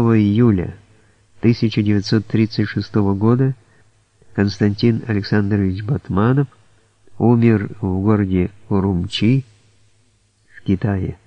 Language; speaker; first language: Russian; native; Russian